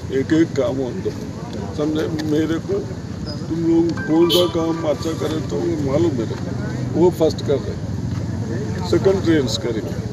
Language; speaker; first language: Hindi; non-native, local second language; Telugu